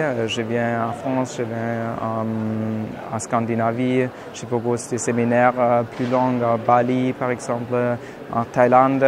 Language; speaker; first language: French; non-native, fluent; German